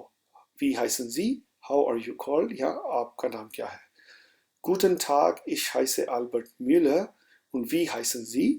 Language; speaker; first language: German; non-native, fluent; Urdu